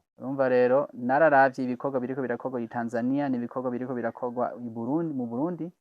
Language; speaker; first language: Rundi; non-native, fluent; English